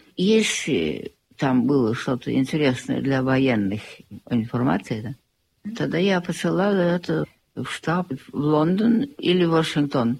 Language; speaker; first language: Russian; early bilingual, heritage; Russian